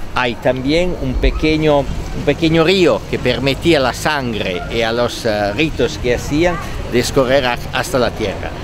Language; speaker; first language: Spanish; non-native, learner; Italian